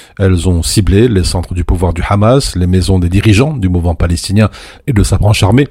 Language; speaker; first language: French; native; French